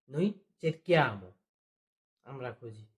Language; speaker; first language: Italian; non-native, fluent; Bangla